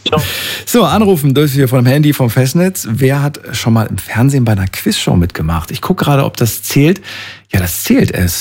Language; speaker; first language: German; native; German